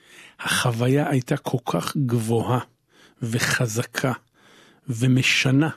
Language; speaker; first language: Hebrew; native; Hebrew